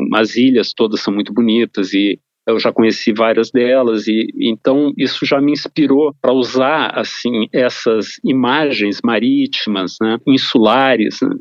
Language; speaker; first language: Portuguese; native; Portuguese